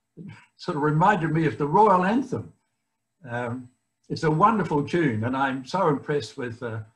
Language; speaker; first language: English; native; English